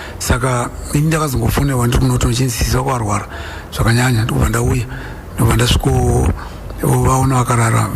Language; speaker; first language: Shona; native; Shona